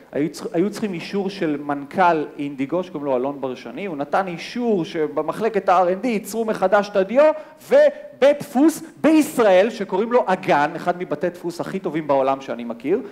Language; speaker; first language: Hebrew; native; Hebrew